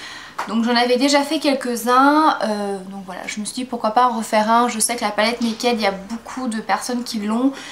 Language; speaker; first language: French; native; French